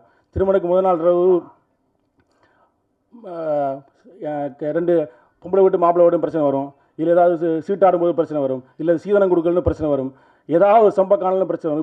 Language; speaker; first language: Tamil; native; Tamil